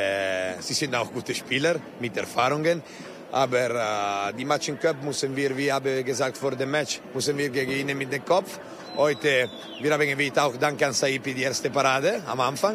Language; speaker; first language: German; non-native, local second language; Italian